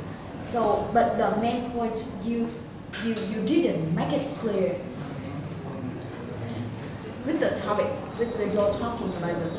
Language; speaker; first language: English; non-native, learner; Vietnamese